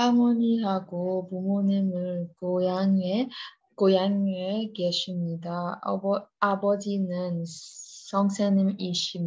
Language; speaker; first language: Korean; non-native, learner; Burmese